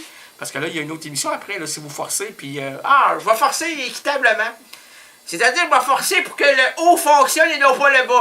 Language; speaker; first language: French; native; French